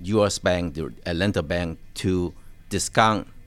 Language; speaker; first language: English; non-native, local second language; Cantonese